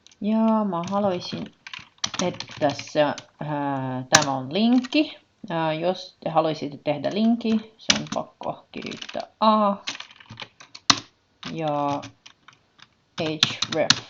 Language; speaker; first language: Finnish; non-native, learner; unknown